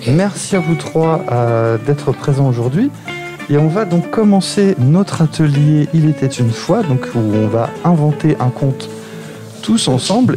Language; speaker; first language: French; native; French